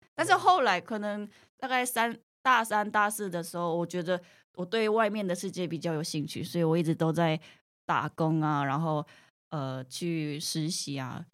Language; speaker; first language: Chinese; non-native, fluent; Korean